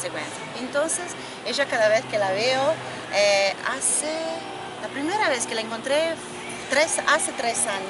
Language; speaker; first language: Spanish; non-native, fluent; Italian